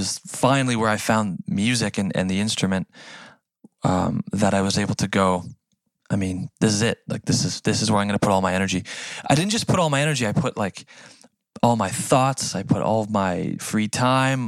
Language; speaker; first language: English; native; English